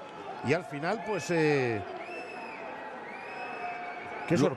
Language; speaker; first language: Spanish; native; Spanish